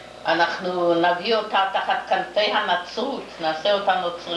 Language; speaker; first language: Hebrew; non-native, fluent; Yiddish